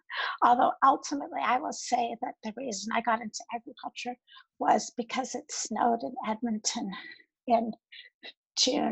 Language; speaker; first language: English; native; English